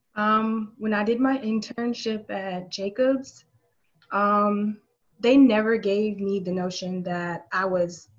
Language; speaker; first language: English; native; English